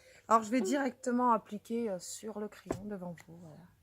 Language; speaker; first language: French; native; French